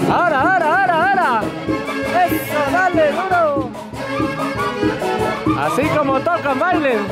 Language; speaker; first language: Spanish; native; Spanish